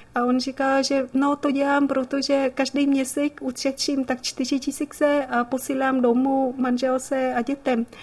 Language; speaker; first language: Czech; non-native, fluent; Vietnamese